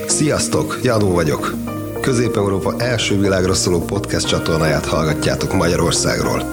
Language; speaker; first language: Hungarian; non-native, learner; English